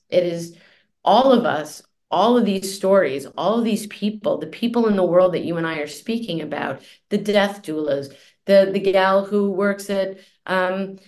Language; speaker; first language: English; native; English